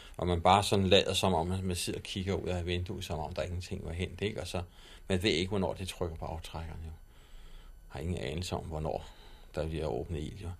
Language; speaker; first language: Danish; native; Danish